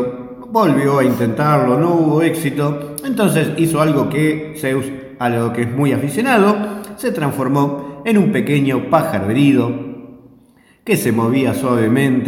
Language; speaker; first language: Spanish; native; Spanish